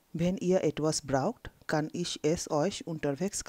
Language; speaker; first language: German; non-native, local second language; Bangla